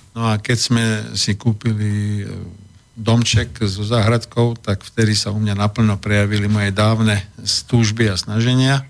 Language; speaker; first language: Slovak; native; Slovak